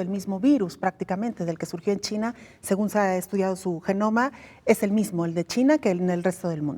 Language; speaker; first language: Spanish; native; Spanish